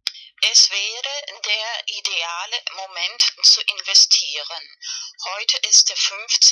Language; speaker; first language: German; non-native, fluent; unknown